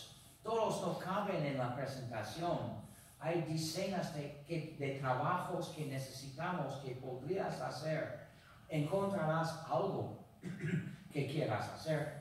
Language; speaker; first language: Spanish; non-native, fluent; English